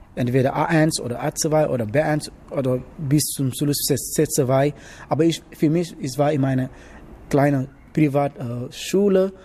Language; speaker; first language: German; non-native, learner; Wolof